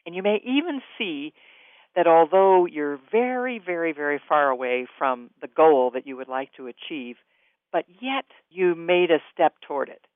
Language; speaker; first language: English; native; English